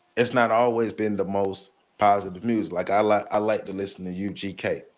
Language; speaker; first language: English; native; English